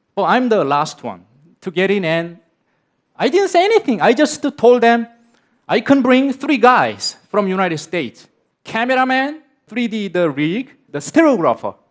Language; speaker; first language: English; non-native, learner; Korean